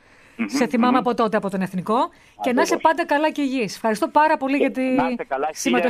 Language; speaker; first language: Greek; native; Greek